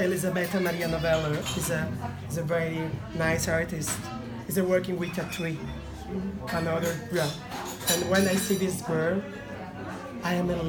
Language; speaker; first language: English; non-native, learner; Italian